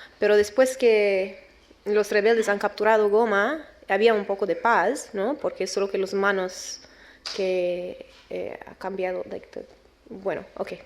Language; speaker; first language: Spanish; non-native, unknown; Romanian